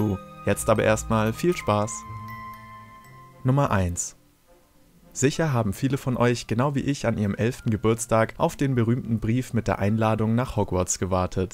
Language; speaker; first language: German; native; German